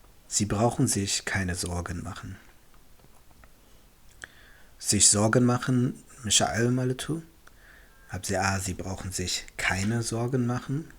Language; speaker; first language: German; non-native, fluent; Tigrinya